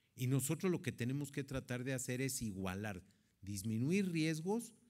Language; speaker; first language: Spanish; native; Spanish